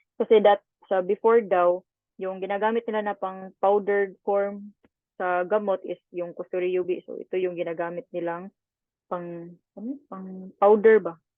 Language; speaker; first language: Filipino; non-native, local second language; Cebuano